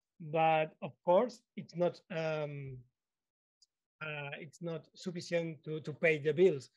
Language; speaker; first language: English; non-native, learner; Spanish